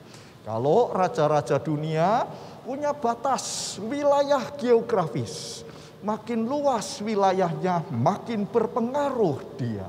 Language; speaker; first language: Indonesian; native; Indonesian